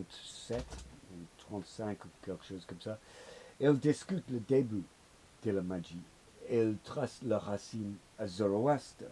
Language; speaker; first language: French; non-native, learner; English